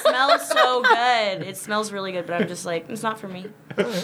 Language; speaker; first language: English; native; English